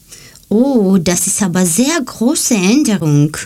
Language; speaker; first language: German; non-native, learner; Greek